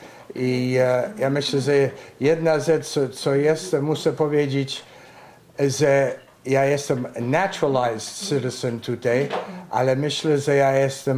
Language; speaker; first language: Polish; early bilingual, heritage; Polish